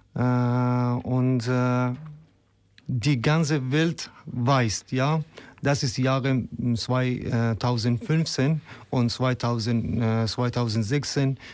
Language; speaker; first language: German; non-native, fluent; Persian